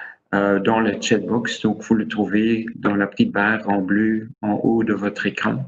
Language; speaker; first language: French; non-native, local second language; Dutch